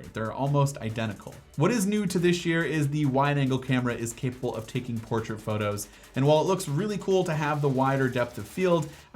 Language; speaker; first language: English; native; English